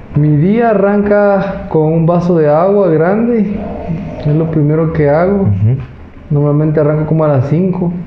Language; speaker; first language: Spanish; native; Spanish